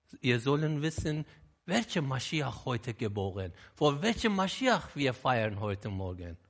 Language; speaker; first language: German; non-native, learner; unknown